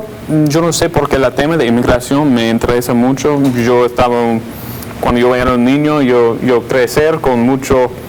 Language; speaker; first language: Spanish; non-native, fluent; English